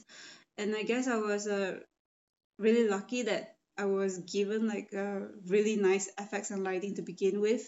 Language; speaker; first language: English; non-native, local second language; Chinese